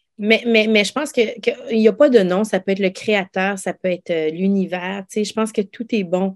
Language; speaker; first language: French; early bilingual, other home language; Lao